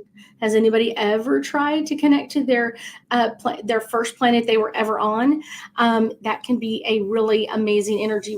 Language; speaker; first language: English; native; English